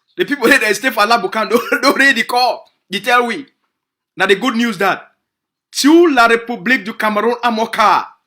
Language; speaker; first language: Nigerian Pidgin; native; Nigerian Pidgin